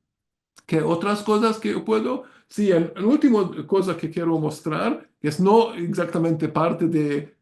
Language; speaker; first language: Spanish; non-native, learner; Hungarian